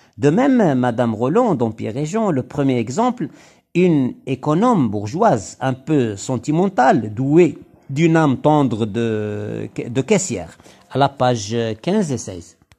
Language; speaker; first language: French; non-native, local second language; Arabic